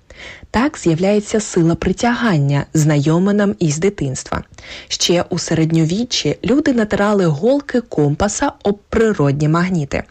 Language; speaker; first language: Ukrainian; native; Ukrainian